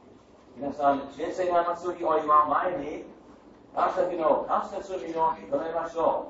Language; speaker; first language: Japanese; non-native, fluent; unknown